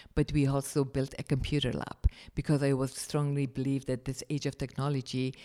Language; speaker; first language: English; non-native, fluent; Persian